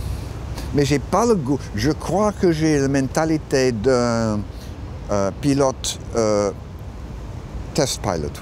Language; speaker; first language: French; non-native, learner; English